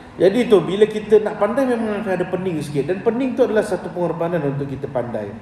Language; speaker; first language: Malay; native; Malay